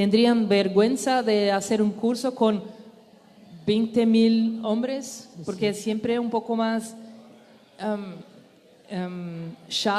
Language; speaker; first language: Spanish; non-native, learner; Portuguese